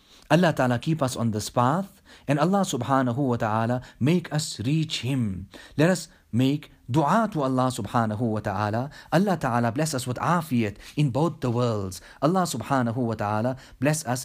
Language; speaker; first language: English; native; English